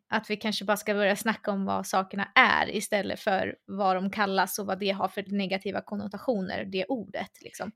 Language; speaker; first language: Swedish; native; Swedish